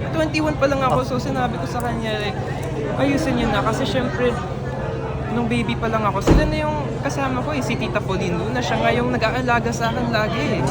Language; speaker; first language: Filipino; non-native, local second language; English